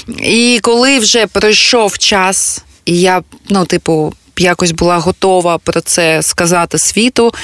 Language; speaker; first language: Ukrainian; non-native, local second language; Russian